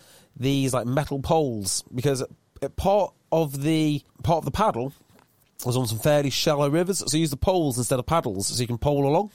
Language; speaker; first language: English; native; English